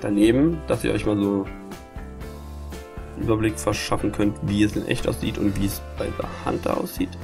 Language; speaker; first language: German; native; German